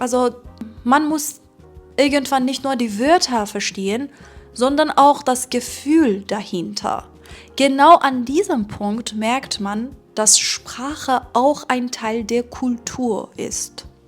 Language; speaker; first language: German; non-native, fluent; Persian